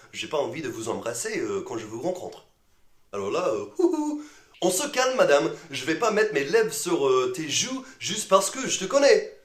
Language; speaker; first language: French; non-native, fluent; English